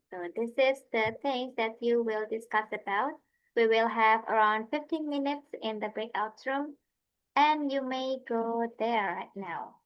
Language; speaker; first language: English; non-native, fluent; Indonesian